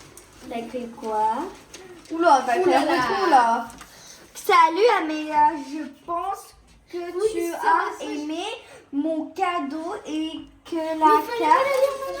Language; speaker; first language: French; early bilingual, other home language; Malayalam